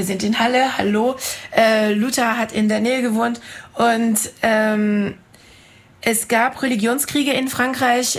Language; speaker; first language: German; non-native, fluent; French